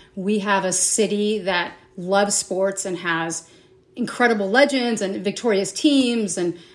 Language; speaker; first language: English; native; English